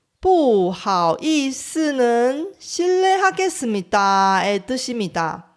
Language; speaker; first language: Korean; non-native, fluent; Chinese